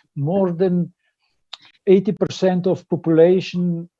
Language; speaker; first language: English; non-native, fluent; Slovenian